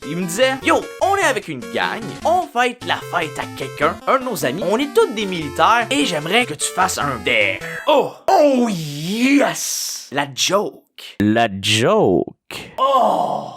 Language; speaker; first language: French; native; French